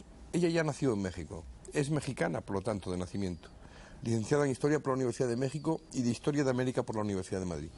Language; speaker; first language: Spanish; native; Spanish